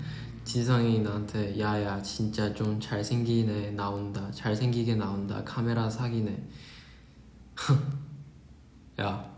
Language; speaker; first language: Korean; non-native, fluent; Chinese